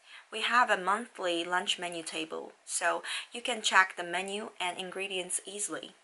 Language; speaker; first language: English; non-native, fluent; Korean